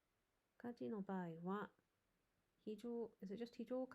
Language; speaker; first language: Japanese; non-native, learner; English